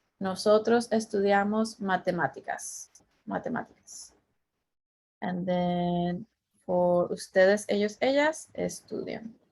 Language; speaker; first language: Spanish; non-native, fluent; English